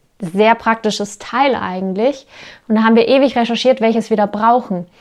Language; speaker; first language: German; native; German